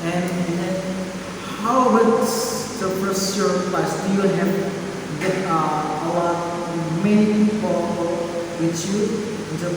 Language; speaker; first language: English; non-native, learner; Indonesian